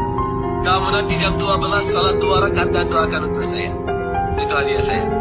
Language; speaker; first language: Indonesian; non-native, fluent; Arabic